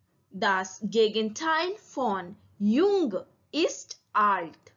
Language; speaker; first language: German; non-native, learner; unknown